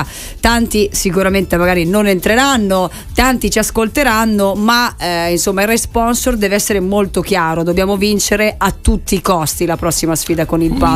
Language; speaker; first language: Italian; native; Italian